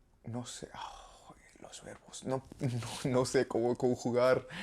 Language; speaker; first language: Spanish; non-native, learner; English